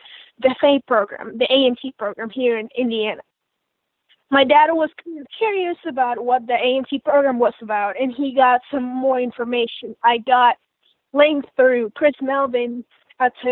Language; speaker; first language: English; non-native, fluent; Spanish